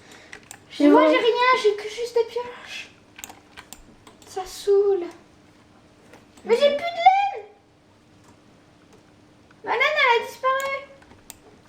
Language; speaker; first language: French; native; French